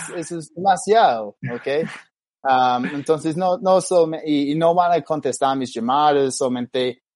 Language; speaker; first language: Spanish; non-native, fluent; English